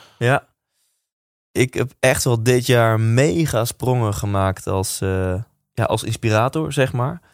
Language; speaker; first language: Dutch; native; Dutch